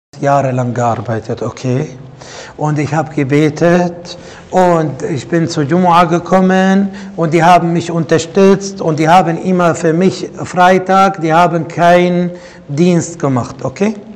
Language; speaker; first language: German; non-native, fluent; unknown